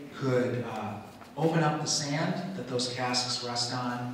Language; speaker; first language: English; native; English